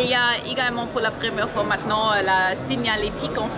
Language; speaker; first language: French; non-native, fluent; German